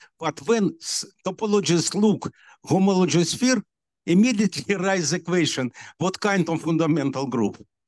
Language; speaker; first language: English; non-native, learner; Russian